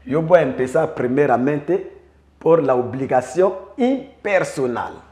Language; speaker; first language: Spanish; non-native, fluent; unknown